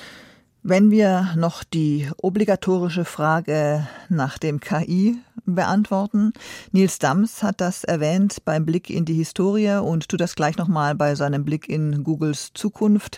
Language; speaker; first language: German; native; German